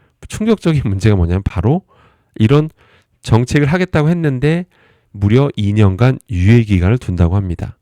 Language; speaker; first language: Korean; native; Korean